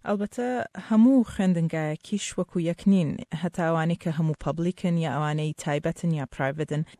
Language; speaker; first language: Central Kurdish; native; Central Kurdish